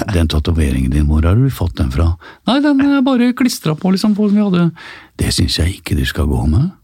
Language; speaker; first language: Norwegian; native; Norwegian